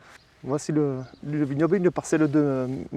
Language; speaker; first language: French; native; French